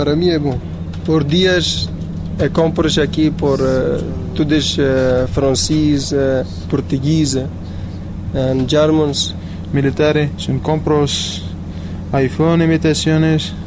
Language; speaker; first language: Portuguese; non-native, learner; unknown